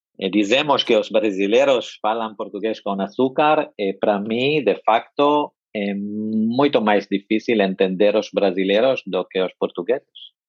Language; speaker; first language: Portuguese; non-native, fluent; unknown